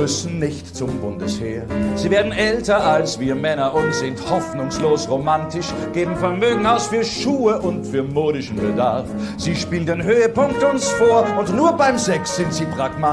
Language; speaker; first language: German; native; German